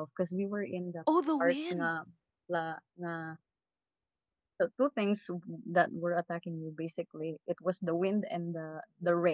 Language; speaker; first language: English; non-native, local second language; Cebuano